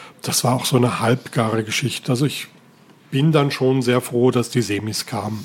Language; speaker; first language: German; native; German